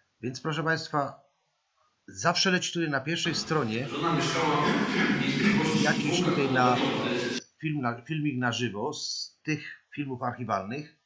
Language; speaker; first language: Polish; native; Polish